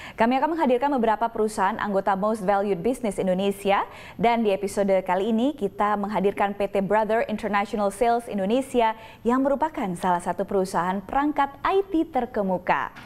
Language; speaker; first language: Indonesian; native; Indonesian